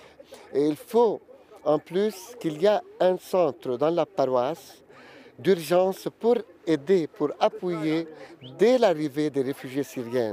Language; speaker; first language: French; non-native, local second language; Arabic